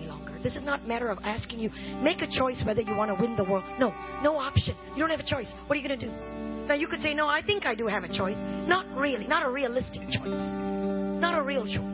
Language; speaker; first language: English; non-native, local second language; Tamil